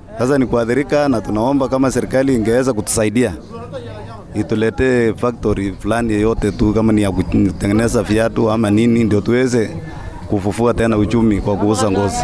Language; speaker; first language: Swahili; non-native, local second language; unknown